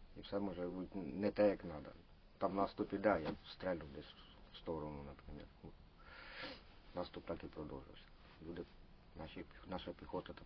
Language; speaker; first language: Ukrainian; non-native, local second language; Russian